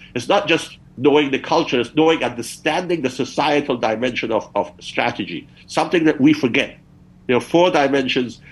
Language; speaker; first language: English; early bilingual, other home language; Persian